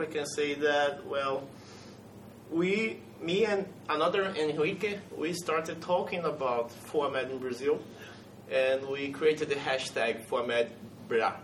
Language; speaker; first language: English; non-native, fluent; Portuguese